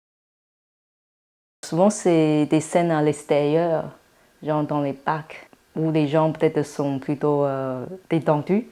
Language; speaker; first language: French; non-native, fluent; Chinese